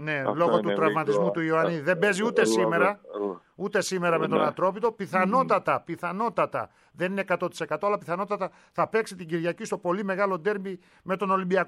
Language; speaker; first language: Greek; native; Greek